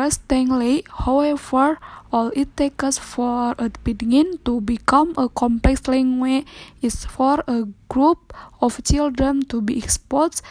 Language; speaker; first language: English; non-native, learner; Indonesian